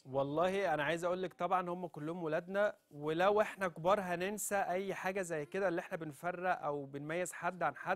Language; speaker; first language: Arabic; native; Arabic